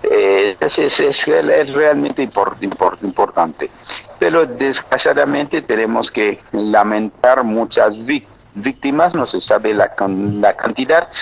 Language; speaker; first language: Spanish; non-native, fluent; Haitian Creole